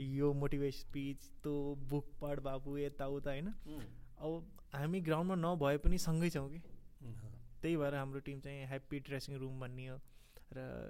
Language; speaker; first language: Nepali; early bilingual, heritage; Nepali